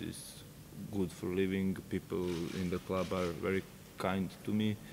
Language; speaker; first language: English; non-native, fluent; Serbian